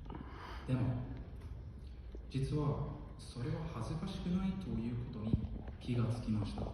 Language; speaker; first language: Japanese; non-native, fluent; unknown